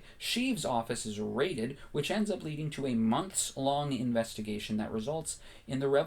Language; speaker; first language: English; native; English